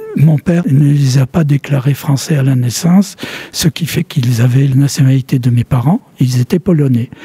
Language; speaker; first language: French; early bilingual, other home language; Polish